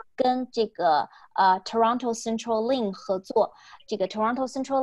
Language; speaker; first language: Chinese; native; Chinese